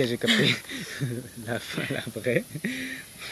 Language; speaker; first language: French; native; French